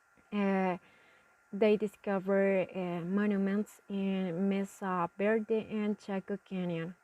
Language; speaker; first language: English; non-native, learner; Spanish